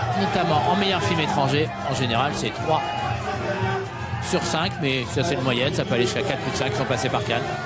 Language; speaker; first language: French; native; French